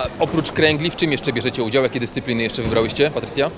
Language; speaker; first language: Polish; native; Polish